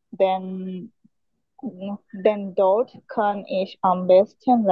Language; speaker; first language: German; non-native, learner; Bangla